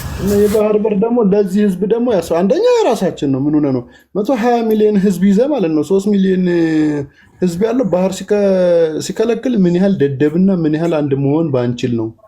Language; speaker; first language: Amharic; native; Amharic